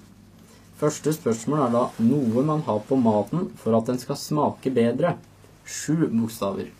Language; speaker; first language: Norwegian; native; Norwegian